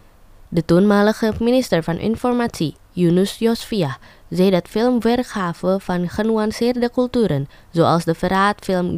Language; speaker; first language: Dutch; non-native, fluent; Indonesian